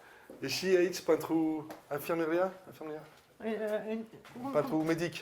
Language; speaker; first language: Romanian; non-native, learner; French